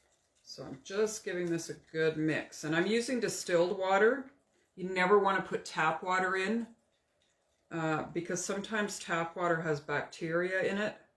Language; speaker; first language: English; native; English